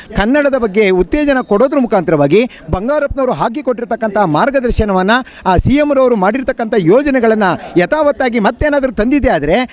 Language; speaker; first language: Kannada; native; Kannada